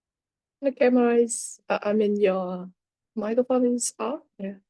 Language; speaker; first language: English; non-native, learner; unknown